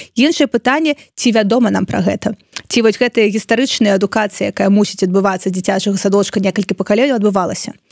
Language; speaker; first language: Belarusian; non-native, local second language; Russian